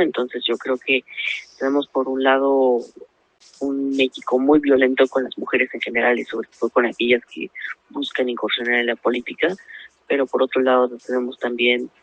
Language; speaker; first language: Spanish; native; Spanish